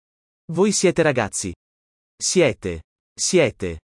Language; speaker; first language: Italian; non-native, learner; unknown